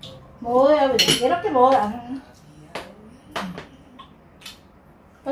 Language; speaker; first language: Korean; non-native, learner; Filipino